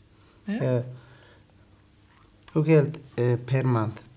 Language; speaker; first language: Dutch; non-native, learner; Turkish